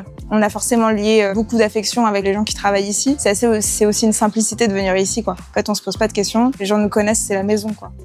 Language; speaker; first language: French; native; French